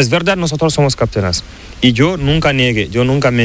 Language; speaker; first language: Spanish; non-native, learner; Fula